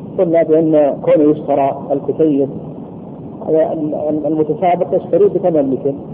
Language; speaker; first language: Arabic; native; Arabic